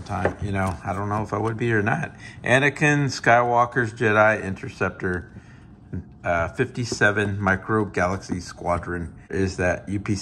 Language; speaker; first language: English; native; English